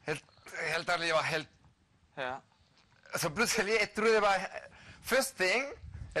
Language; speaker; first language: Norwegian; non-native, fluent; Spanish